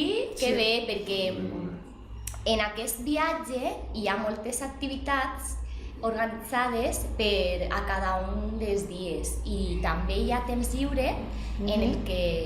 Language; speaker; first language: Catalan; non-native, local second language; Spanish